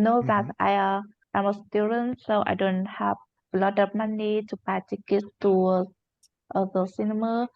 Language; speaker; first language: English; non-native, learner; Vietnamese